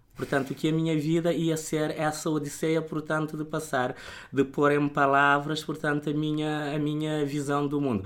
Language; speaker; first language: Portuguese; non-native, local second language; Kabuverdianu